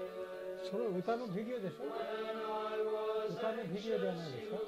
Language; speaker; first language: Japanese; non-native, fluent; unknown